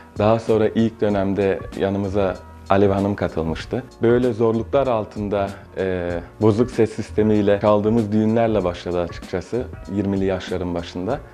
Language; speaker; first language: Turkish; early bilingual, heritage; Turkish